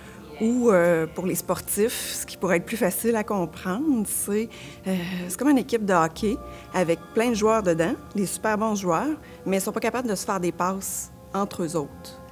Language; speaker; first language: French; native; French